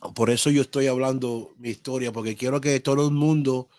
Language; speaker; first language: Spanish; early bilingual, heritage; Spanish